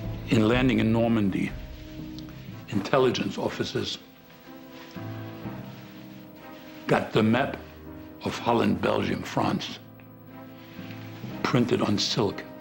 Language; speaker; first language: English; non-native, fluent; German